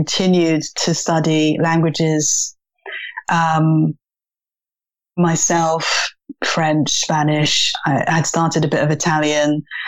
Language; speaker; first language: English; native; English